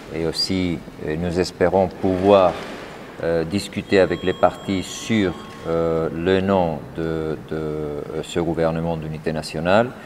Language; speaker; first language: French; non-native, fluent; Spanish